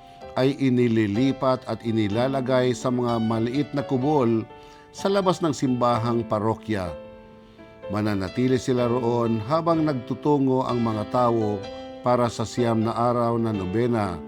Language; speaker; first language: Filipino; non-native, local second language; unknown